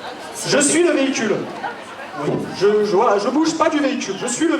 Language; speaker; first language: French; native; French